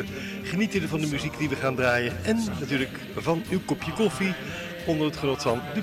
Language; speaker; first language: Dutch; native; Dutch